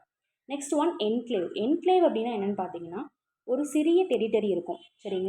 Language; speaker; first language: Tamil; native; Tamil